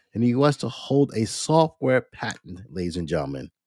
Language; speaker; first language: English; native; English